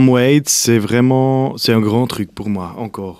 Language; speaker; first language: French; non-native, local second language; Swiss German